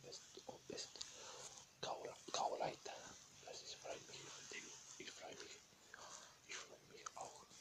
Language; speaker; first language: German; non-native, learner; Bosnian